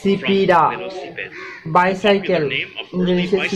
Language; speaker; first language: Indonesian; non-native, learner; Bangla